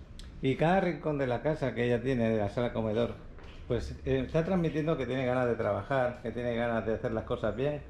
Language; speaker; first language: Spanish; native; Spanish